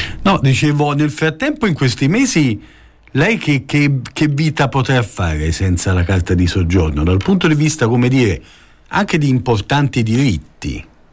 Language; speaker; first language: Italian; native; Italian